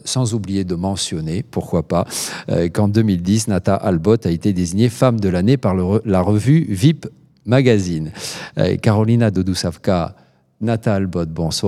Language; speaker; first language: French; native; French